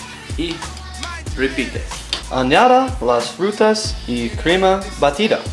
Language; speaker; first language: Spanish; non-native, learner; English